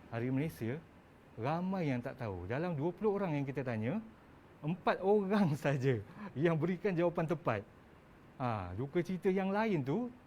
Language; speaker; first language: Malay; native; Malay